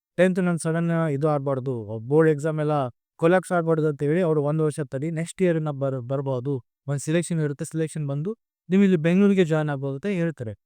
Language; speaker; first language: Kannada; non-native, local second language; Lambadi